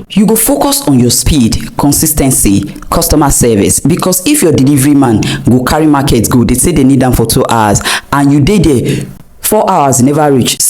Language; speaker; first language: Nigerian Pidgin; non-native, local second language; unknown